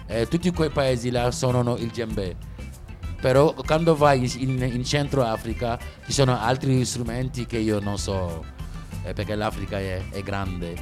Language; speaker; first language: Italian; non-native, local second language; Wolof